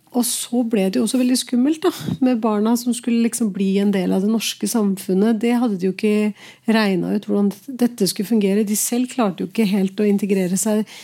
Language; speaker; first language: Norwegian; early bilingual, other home language; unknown